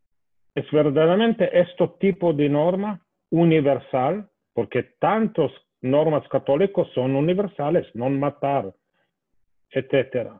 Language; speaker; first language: Spanish; non-native, fluent; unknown